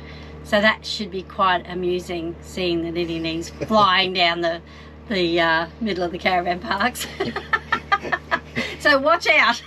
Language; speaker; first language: English; native; English